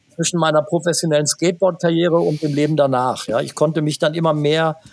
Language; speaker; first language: German; native; German